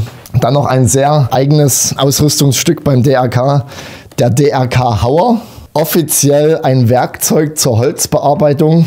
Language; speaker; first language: German; native; German